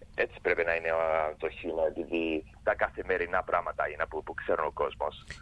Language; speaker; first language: Greek; early bilingual, other home language; English